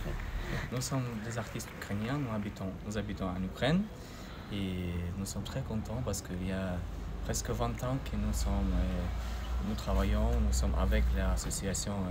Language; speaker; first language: French; non-native, learner; Ukrainian